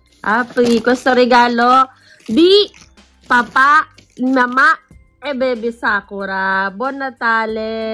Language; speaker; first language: Italian; non-native, fluent; Filipino